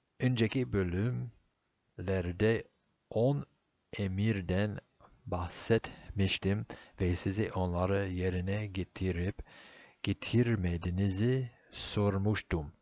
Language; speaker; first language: Turkish; non-native, fluent; English